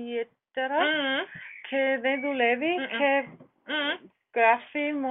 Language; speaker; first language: Greek; non-native, learner; German